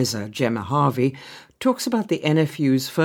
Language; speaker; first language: English; native; English